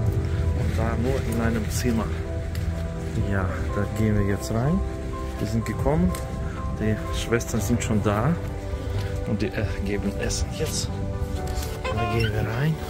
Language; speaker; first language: German; non-native, learner; Russian